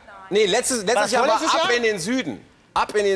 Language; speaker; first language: German; native; German